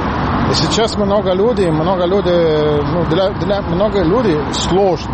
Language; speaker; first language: Russian; non-native, learner; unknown